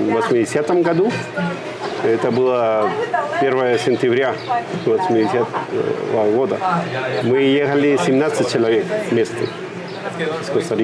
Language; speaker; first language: Russian; non-native, fluent; Spanish